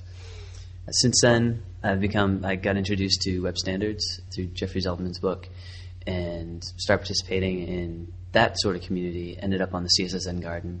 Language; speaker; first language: English; native; English